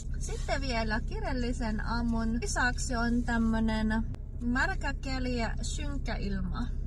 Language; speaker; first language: Finnish; non-native, fluent; Filipino